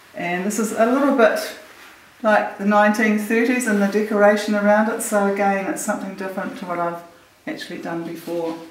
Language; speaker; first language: English; native; English